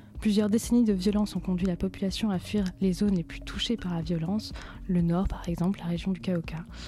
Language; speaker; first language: French; native; French